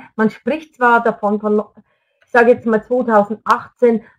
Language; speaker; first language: German; native; German